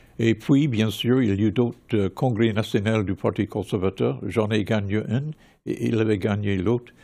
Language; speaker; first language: French; non-native, fluent; English